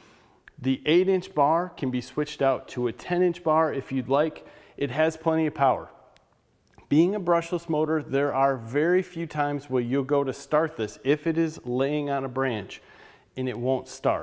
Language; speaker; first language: English; native; English